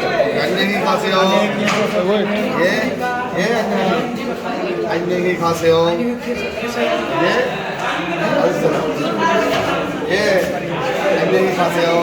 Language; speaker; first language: Korean; non-native, learner; Bangla